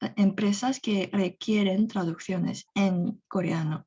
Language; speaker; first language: Spanish; non-native, fluent; Korean